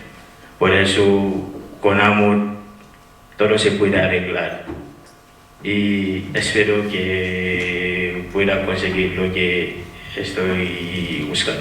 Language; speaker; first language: Spanish; non-native, fluent; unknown